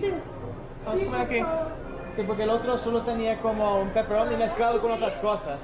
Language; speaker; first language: Spanish; non-native, learner; English